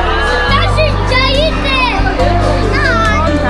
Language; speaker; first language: German; early bilingual, other home language; Tibetan